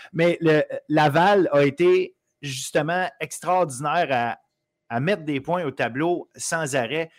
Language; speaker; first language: French; native; French